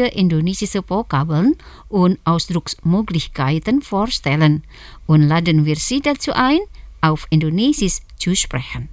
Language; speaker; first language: German; non-native, fluent; Indonesian